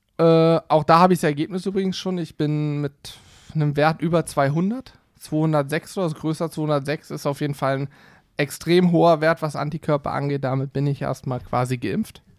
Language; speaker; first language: German; native; German